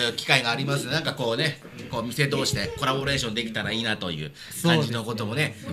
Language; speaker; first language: Japanese; native; Japanese